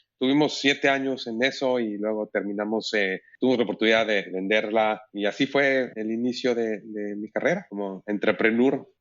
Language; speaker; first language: Spanish; native; Spanish